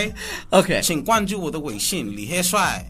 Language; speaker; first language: Chinese; non-native, fluent; English